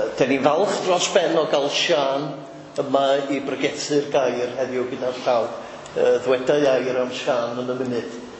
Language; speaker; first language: Welsh; native; Welsh